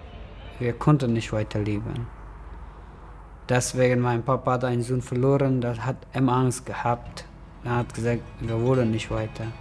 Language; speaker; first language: German; non-native, learner; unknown